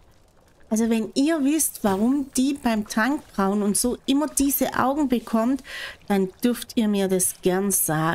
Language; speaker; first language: German; native; German